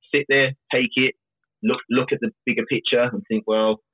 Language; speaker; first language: English; native; English